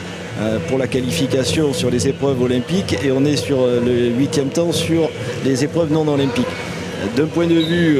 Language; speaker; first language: French; native; French